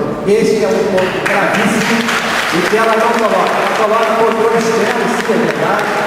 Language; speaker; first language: Portuguese; native; Portuguese